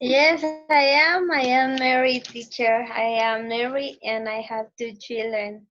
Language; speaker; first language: English; non-native, learner; Spanish